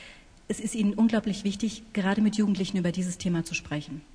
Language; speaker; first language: German; native; German